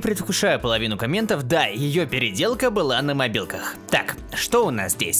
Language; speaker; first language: Russian; native; Russian